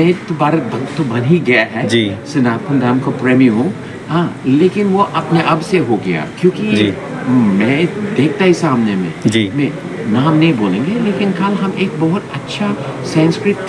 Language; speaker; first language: Hindi; non-native, fluent; English